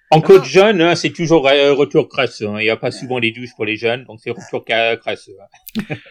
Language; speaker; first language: French; non-native, fluent; English